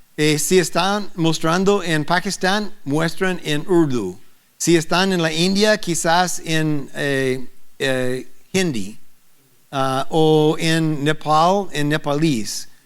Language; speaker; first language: Spanish; non-native, learner; English